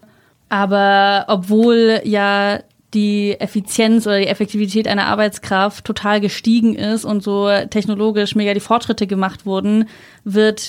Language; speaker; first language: German; native; German